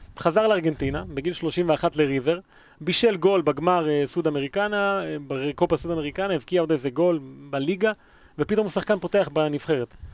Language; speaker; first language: Hebrew; early bilingual, other home language; Spanish